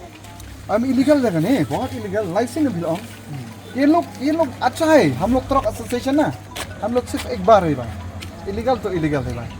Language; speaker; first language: Hindi; non-native, local second language; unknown